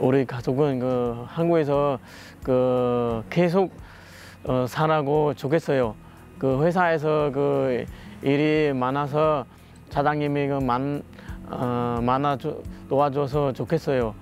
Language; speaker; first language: Korean; non-native, learner; Vietnamese